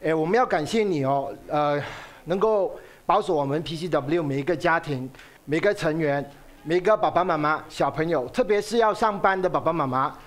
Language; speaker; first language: Chinese; native; Chinese